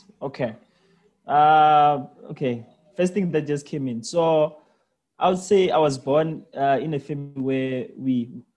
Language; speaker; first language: English; non-native, local second language; Venda